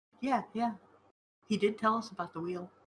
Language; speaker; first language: English; native; English